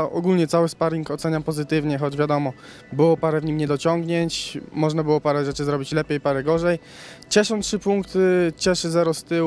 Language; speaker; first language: Polish; native; Polish